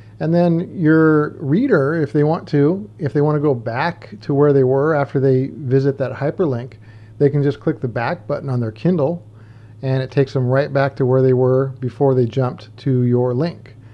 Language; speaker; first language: English; native; English